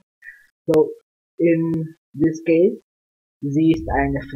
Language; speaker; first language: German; non-native, learner; English